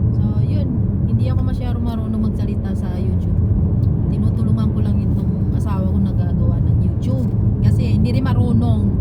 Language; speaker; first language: Filipino; non-native, local second language; Maguindanaon